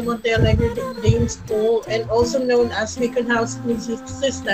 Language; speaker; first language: English; non-native, local second language; Filipino